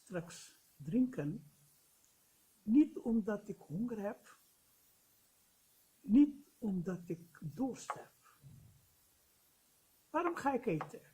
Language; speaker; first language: Dutch; non-native, fluent; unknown